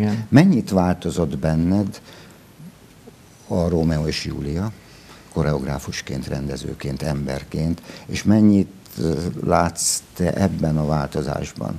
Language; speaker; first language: Hungarian; native; Hungarian